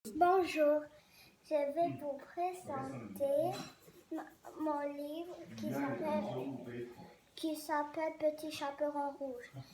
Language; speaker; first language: French; non-native, learner; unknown